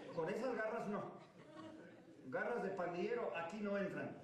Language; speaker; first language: Spanish; early bilingual, heritage; Spanish